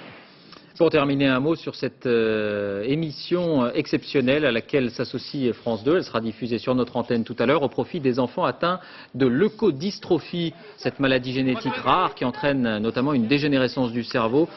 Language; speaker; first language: French; native; French